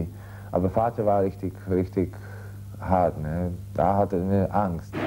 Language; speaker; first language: German; non-native, learner; Czech